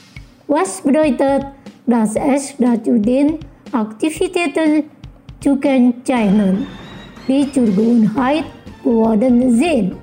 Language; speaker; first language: German; non-native, fluent; Indonesian